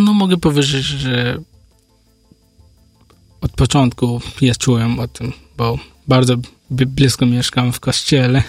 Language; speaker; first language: Polish; non-native, learner; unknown